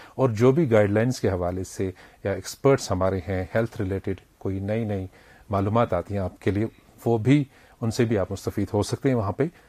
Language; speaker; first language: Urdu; non-native, local second language; Kashmiri